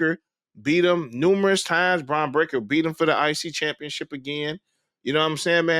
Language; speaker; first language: English; native; English